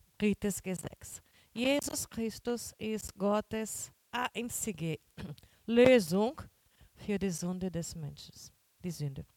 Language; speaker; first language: German; non-native, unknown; Portuguese